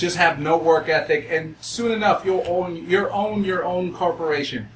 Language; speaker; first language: English; native; English